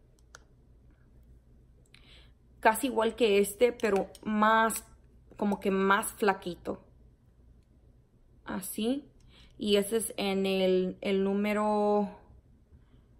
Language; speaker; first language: Spanish; early bilingual, heritage; Spanish